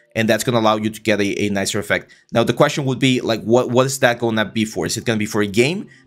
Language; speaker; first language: English; non-native, fluent; Spanish